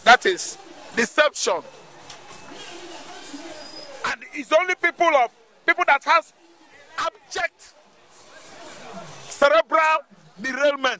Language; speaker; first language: English; non-native, local second language; Igbo